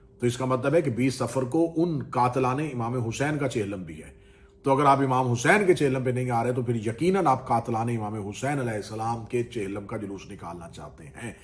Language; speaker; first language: Urdu; non-native, local second language; Punjabi